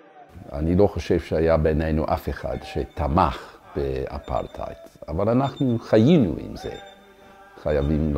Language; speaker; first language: Hebrew; non-native, fluent; English